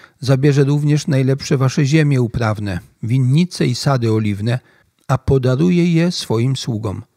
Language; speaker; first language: Polish; native; Polish